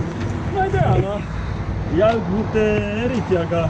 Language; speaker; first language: Estonian; non-native, learner; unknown